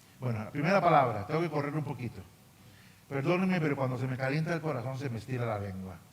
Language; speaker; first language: Spanish; native; Spanish